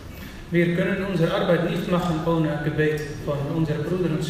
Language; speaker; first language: German; non-native, learner; Dutch